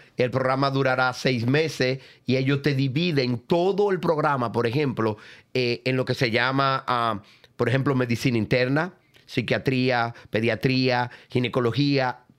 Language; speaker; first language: Spanish; native; Spanish